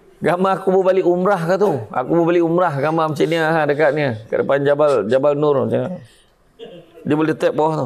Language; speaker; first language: Malay; native; Malay